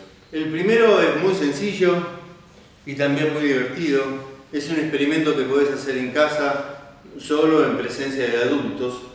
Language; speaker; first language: Spanish; native; Spanish